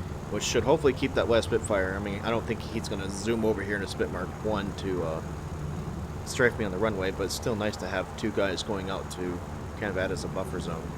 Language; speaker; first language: English; native; English